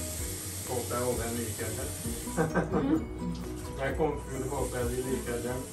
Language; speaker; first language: Norwegian; non-native, fluent; Hungarian